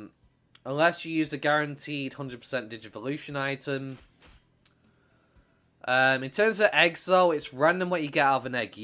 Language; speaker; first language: English; native; English